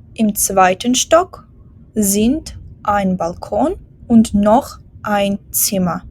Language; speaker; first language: German; non-native, fluent; Ukrainian